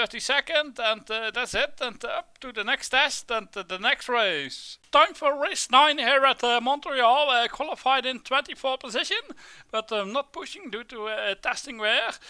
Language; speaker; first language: English; non-native, fluent; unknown